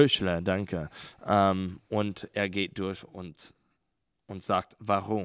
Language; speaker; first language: German; non-native, learner; English